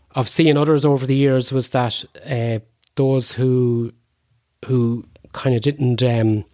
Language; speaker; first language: English; native; English